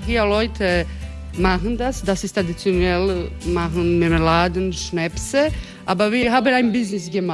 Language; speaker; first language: German; non-native, fluent; Croatian